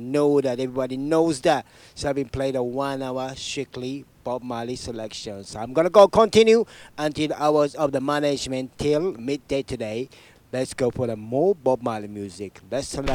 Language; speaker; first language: English; native; English